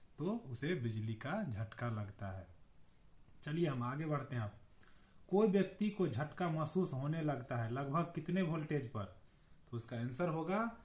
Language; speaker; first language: Hindi; native; Hindi